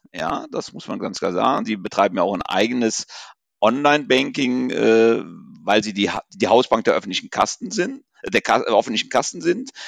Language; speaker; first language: German; native; German